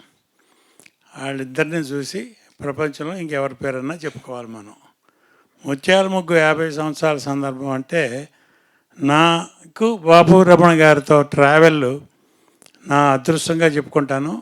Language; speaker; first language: Telugu; native; Telugu